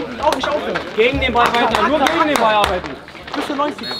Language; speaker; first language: German; native; German